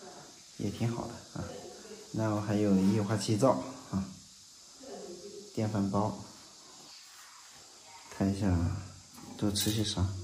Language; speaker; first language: Chinese; native; Chinese